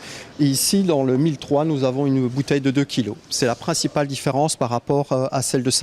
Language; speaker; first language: French; native; French